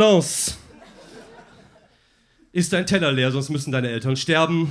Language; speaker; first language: German; native; German